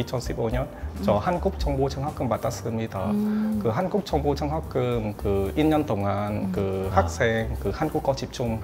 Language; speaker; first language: Korean; non-native, learner; Vietnamese